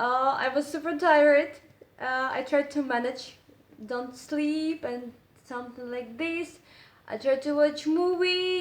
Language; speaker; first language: English; non-native, learner; Russian